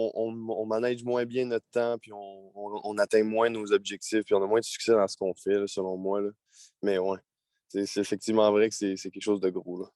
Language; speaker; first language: French; native; French